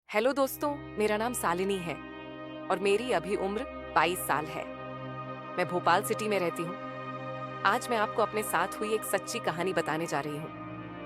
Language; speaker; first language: Hindi; native; Hindi